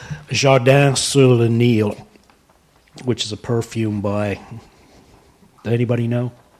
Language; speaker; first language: English; native; English